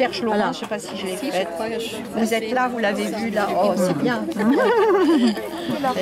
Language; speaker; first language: French; native; French